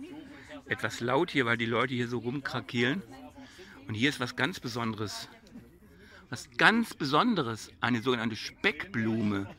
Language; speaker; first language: German; native; German